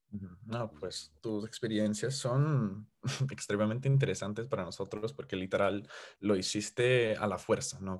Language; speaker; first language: Spanish; non-native, fluent; English